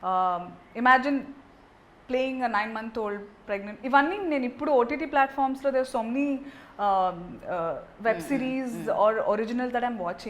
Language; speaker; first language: Telugu; native; Telugu